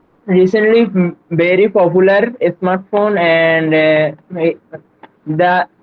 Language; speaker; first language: English; non-native, learner; Bangla